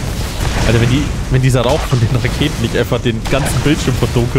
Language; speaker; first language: German; native; German